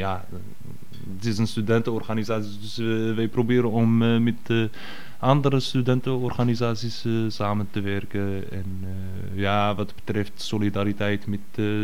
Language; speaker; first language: Dutch; non-native, fluent; Arabic